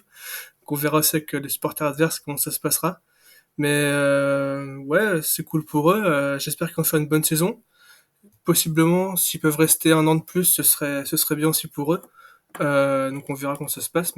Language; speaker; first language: French; native; French